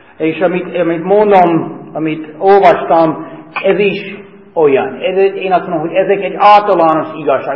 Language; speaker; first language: Hungarian; non-native, fluent; English